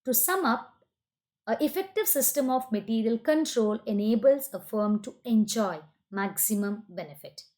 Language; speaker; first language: English; non-native, local second language; Kannada